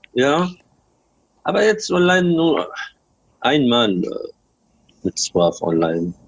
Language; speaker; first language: German; non-native, learner; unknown